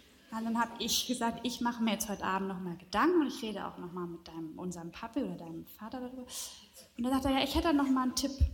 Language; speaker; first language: German; native; German